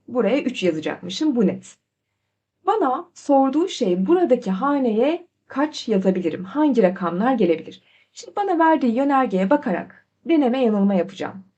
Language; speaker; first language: Turkish; native; Turkish